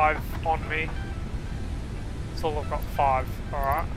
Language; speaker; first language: English; native; English